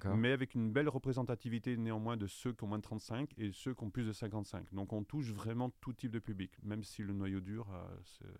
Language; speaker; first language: French; native; French